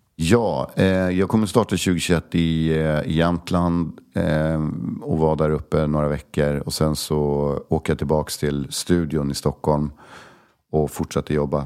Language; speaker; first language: Swedish; native; Swedish